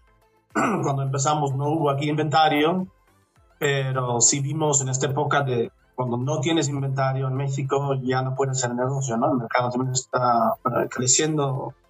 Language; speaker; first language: Spanish; non-native, fluent; Dutch